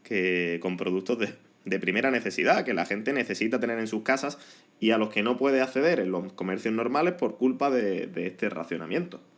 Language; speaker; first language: Spanish; native; Spanish